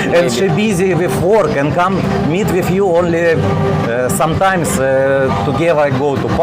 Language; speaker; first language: English; non-native, learner; Russian